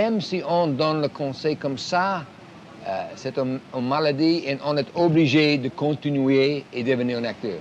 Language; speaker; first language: French; non-native, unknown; English